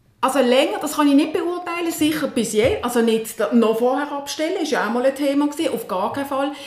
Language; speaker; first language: German; native; German